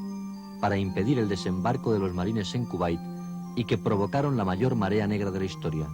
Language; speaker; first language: Spanish; native; Spanish